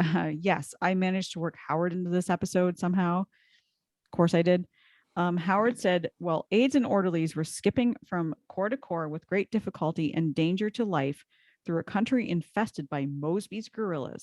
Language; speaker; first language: English; native; English